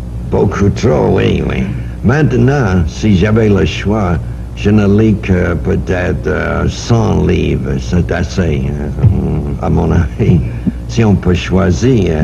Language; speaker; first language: French; non-native, learner; English